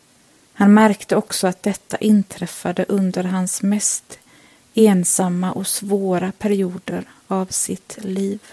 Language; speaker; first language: Swedish; native; Swedish